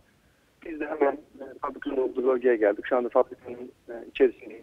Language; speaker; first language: Turkish; native; Turkish